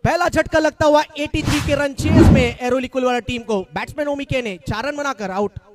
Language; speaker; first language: Hindi; non-native, local second language; Marathi